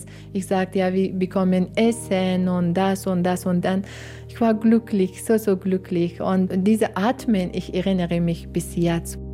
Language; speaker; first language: German; non-native, learner; Persian